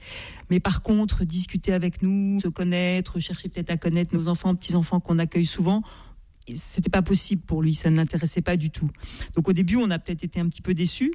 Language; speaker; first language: French; native; French